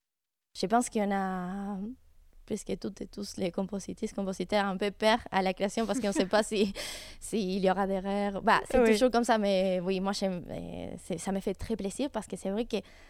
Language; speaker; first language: French; non-native, fluent; Spanish